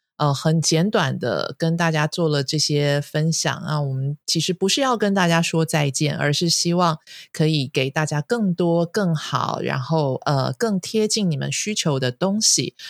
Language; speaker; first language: Chinese; native; Chinese